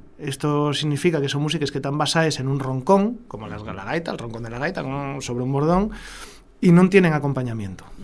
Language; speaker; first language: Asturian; native; Asturian